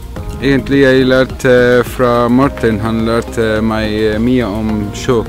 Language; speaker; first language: Norwegian; non-native, learner; Arabic